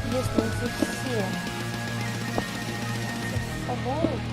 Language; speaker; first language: Russian; native; Russian